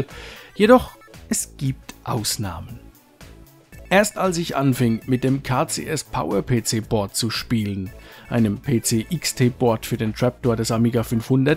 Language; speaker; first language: German; native; German